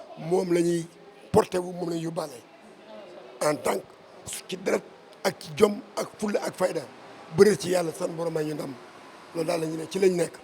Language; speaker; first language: Wolof; native; Wolof